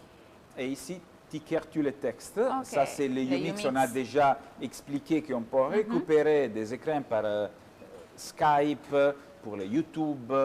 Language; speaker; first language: French; non-native, fluent; Italian